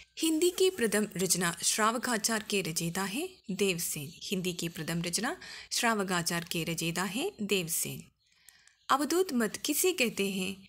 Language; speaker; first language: Hindi; non-native, local second language; Malayalam